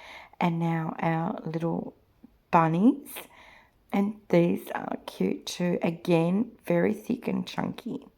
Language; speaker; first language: English; native; English